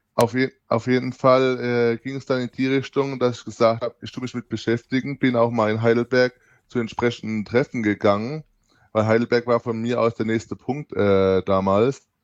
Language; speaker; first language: German; native; German